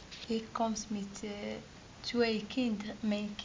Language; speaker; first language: Dutch; non-native, learner; Arabic